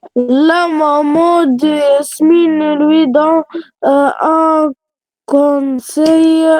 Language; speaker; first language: French; non-native, local second language; Arabic